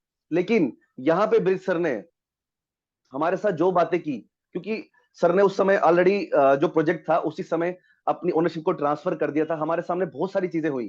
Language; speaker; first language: Hindi; native; Hindi